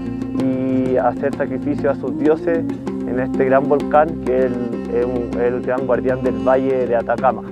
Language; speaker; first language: Spanish; native; Spanish